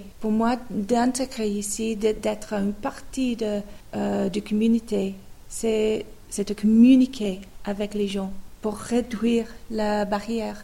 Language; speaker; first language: French; non-native, fluent; English